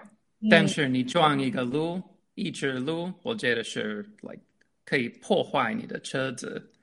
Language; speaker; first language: Chinese; non-native, fluent; English